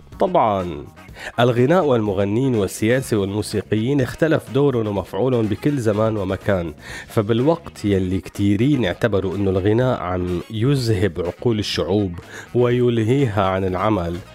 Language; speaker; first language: Arabic; native; Arabic